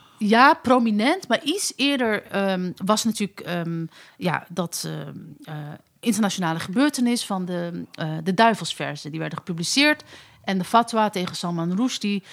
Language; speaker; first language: Dutch; early bilingual, other home language; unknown